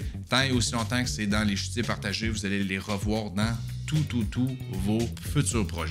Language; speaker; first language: French; native; French